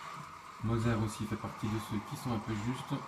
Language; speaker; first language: French; native; French